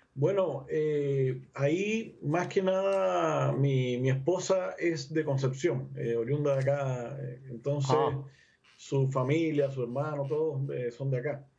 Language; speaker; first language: Spanish; native; Spanish